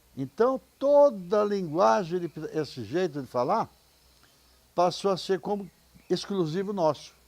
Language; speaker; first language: Portuguese; native; Portuguese